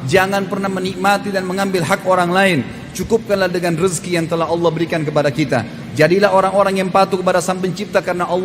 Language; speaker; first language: Indonesian; native; Indonesian